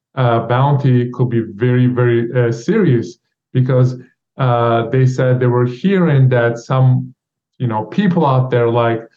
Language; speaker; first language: English; non-native, fluent; Turkish